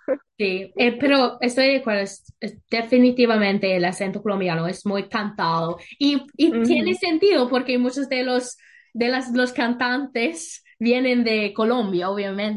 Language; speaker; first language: Spanish; non-native, learner; English